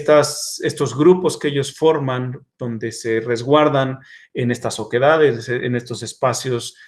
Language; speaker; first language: Spanish; native; Spanish